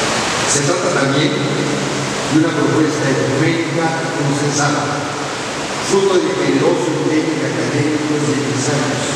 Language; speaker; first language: Spanish; native; Spanish